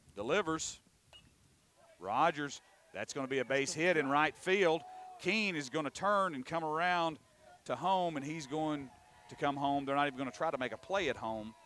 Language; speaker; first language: English; native; English